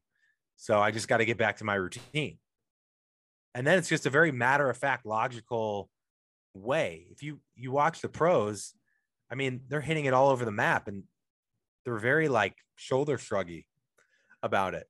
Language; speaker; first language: English; native; English